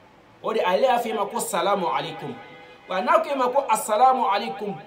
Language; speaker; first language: Arabic; non-native, fluent; Bambara